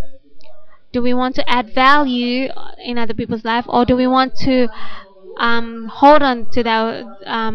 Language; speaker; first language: English; non-native, fluent; Indonesian